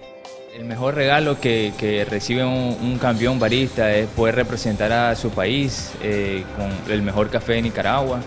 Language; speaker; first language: Spanish; native; Spanish